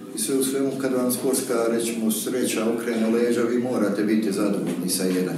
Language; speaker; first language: Croatian; native; Croatian